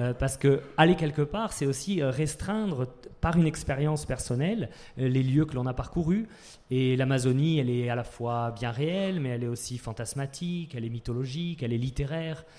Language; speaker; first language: French; native; French